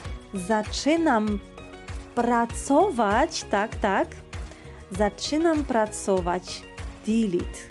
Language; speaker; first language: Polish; non-native, fluent; Georgian